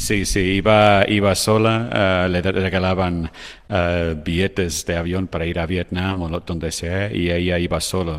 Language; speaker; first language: Spanish; non-native, fluent; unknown